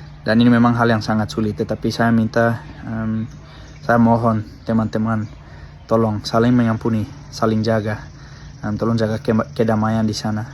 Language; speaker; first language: Indonesian; early bilingual, other home language; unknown